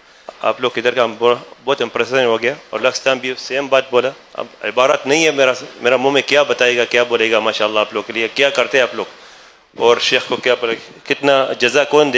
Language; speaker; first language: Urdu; non-native, learner; Arabic